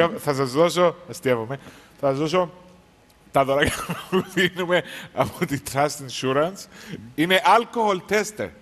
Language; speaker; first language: Greek; native; Greek